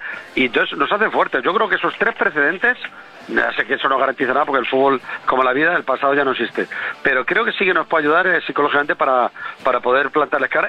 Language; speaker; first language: Spanish; native; Spanish